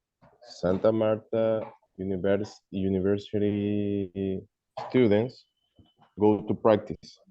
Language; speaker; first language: English; non-native, learner; Spanish